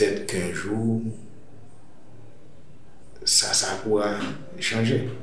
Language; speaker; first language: French; non-native, local second language; Haitian Creole